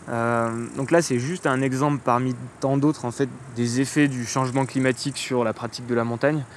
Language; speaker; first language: French; native; French